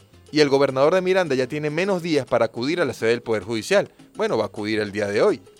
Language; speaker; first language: Spanish; native; Spanish